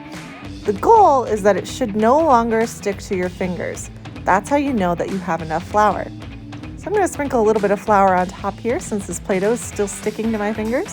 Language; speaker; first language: English; native; English